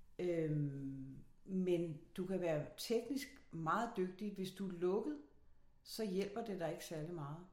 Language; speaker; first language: Danish; native; Danish